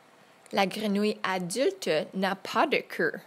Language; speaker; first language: French; non-native, fluent; English